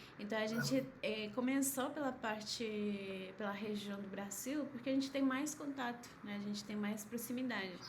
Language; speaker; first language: Portuguese; non-native, fluent; Spanish